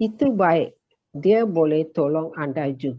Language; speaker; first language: Indonesian; non-native, learner; Tamil